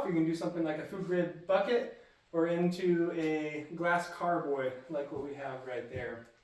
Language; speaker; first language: English; native; English